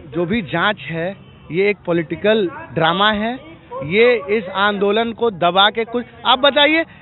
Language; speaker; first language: Hindi; native; Hindi